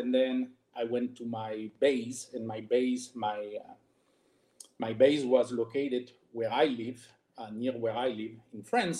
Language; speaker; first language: English; non-native, fluent; French